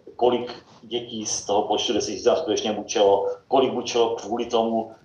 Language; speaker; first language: Czech; native; Czech